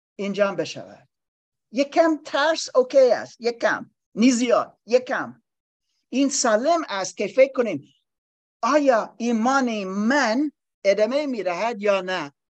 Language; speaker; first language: Persian; non-native, learner; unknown